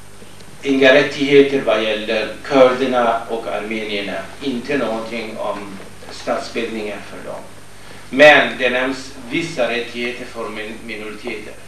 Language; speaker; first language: Swedish; non-native, fluent; Kurdish